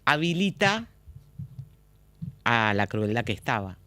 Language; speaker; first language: Spanish; native; Spanish